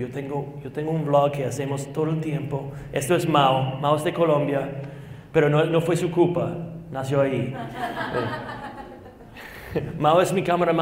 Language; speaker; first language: Spanish; non-native, fluent; English